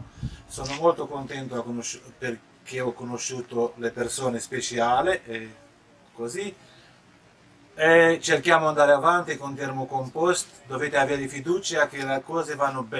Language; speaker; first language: Italian; non-native, fluent; Romanian